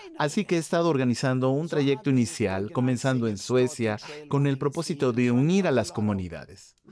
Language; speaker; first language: Spanish; non-native, fluent; Swedish